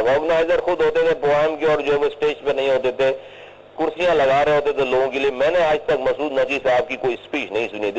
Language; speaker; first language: Urdu; native; Urdu